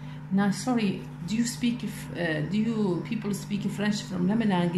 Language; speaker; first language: English; non-native, fluent; Arabic